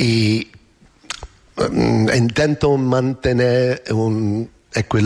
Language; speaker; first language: Spanish; non-native, learner; English